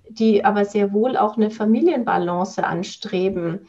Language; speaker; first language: German; native; German